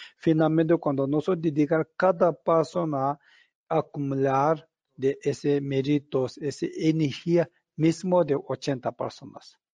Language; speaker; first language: Spanish; non-native, learner; Tibetan